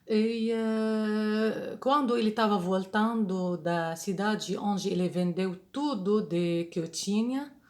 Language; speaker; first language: Portuguese; non-native, fluent; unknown